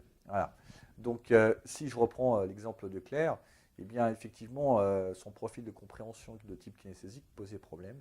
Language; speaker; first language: French; native; French